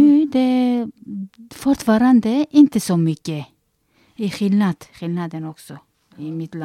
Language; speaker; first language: Swedish; non-native, learner; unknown